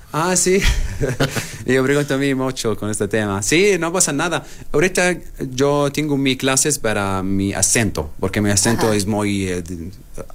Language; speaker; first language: Spanish; non-native, learner; Arabic